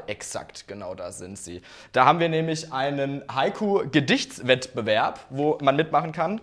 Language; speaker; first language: German; native; German